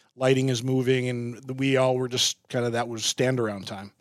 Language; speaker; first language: English; native; English